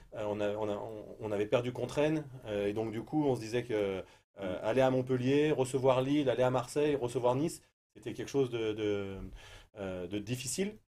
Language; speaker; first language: French; native; French